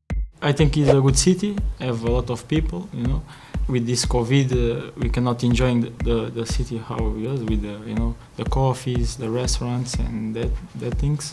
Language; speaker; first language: English; non-native, learner; Portuguese